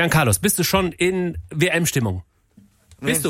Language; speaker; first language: German; native; German